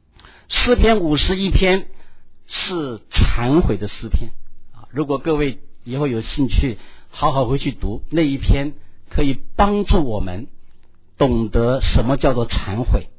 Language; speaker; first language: Chinese; native; Chinese